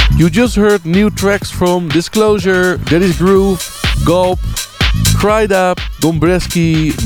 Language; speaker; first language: English; non-native, fluent; Dutch